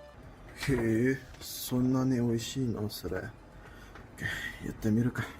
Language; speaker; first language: Japanese; non-native, learner; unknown